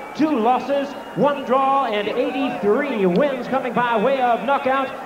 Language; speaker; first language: English; native; English